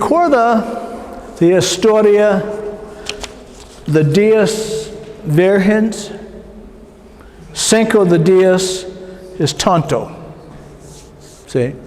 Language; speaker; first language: Spanish; non-native, learner; English